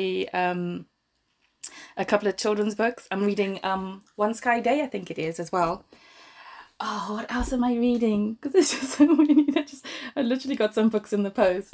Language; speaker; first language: English; native; English